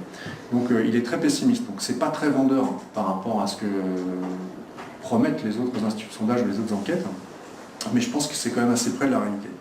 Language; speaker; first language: French; native; French